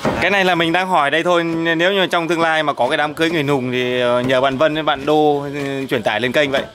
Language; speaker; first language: Vietnamese; non-native, local second language; Hmong